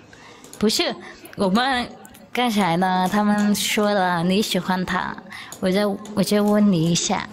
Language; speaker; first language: Chinese; non-native, learner; Vietnamese